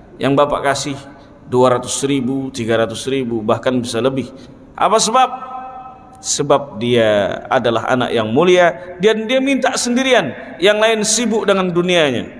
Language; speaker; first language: Malay; non-native, local second language; Banjar